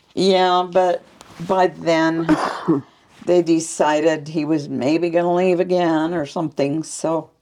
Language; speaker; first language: English; native; English